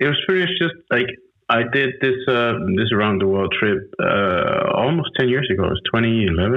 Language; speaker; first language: English; non-native, fluent; Danish